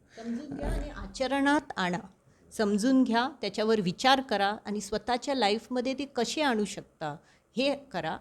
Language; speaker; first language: Marathi; non-native, local second language; Konkani